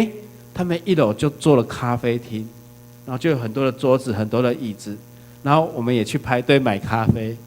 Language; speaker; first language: Chinese; native; Chinese